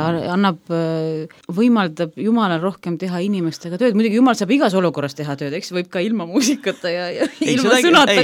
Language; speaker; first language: Estonian; non-native, local second language; Russian